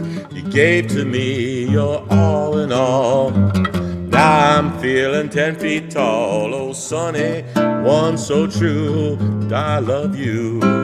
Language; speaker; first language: English; native; English